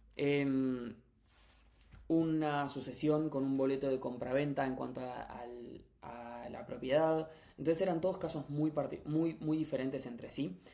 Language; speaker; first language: Spanish; native; Spanish